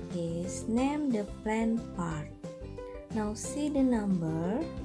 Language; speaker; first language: English; non-native, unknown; Indonesian